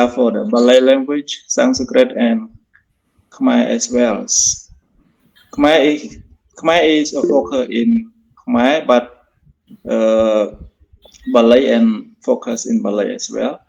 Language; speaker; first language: English; non-native, learner; Khmer